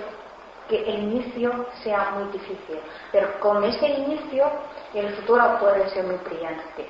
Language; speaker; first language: Spanish; non-native, fluent; Chinese